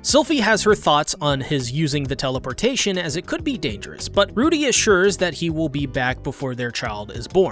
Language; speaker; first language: English; native; English